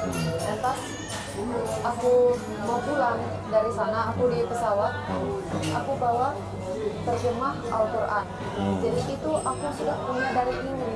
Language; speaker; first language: Indonesian; non-native, fluent; Finnish